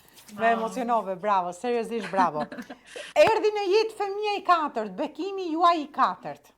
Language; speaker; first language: Albanian; native; Albanian